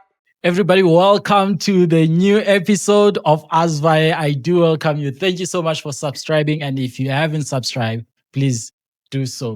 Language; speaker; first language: English; non-native, local second language; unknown